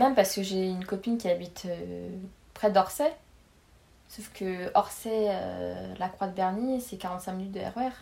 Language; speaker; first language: French; native; French